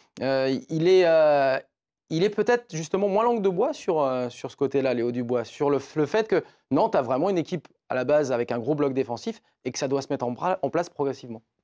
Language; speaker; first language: French; native; French